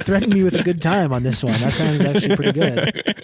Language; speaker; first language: English; native; English